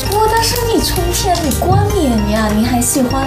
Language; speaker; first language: Chinese; non-native, fluent; Thai